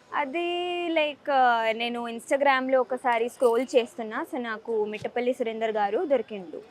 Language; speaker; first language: Telugu; early bilingual, heritage; Telugu